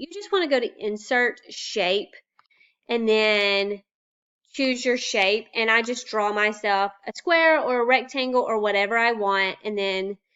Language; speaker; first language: English; native; English